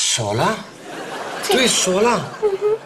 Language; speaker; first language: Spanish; non-native, learner; Romanian